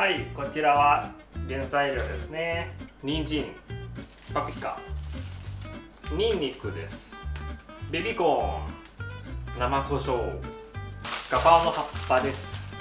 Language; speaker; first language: Japanese; non-native, learner; Thai